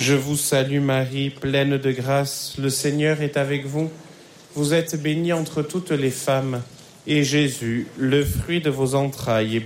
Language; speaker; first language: French; native; French